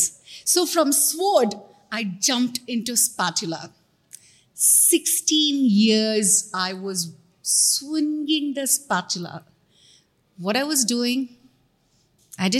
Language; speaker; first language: English; non-native, local second language; Tamil